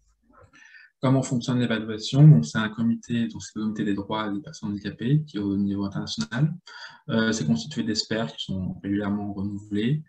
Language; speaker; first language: French; native; French